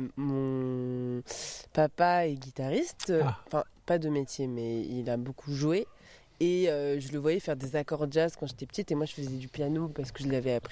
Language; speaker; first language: French; native; French